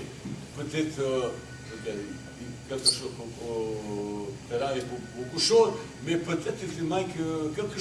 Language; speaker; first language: French; non-native, learner; Bosnian